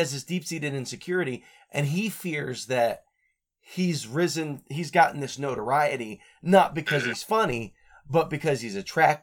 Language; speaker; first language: English; native; English